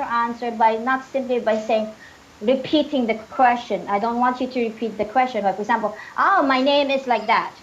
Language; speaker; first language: English; non-native, fluent; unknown